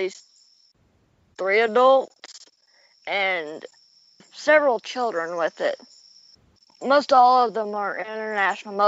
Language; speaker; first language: English; native; English